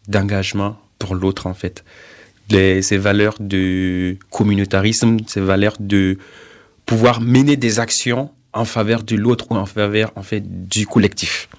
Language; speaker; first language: French; non-native, local second language; Mossi